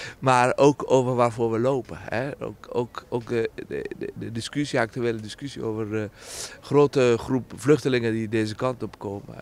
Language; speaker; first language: Dutch; non-native, fluent; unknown